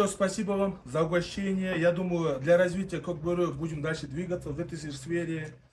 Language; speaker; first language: Russian; non-native, local second language; Kyrgyz